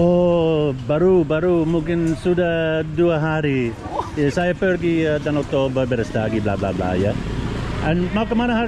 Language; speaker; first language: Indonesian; non-native, learner; English